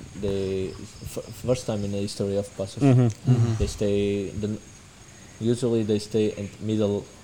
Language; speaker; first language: English; non-native, learner; Portuguese